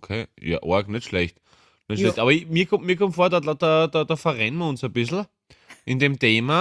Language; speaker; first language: German; native; German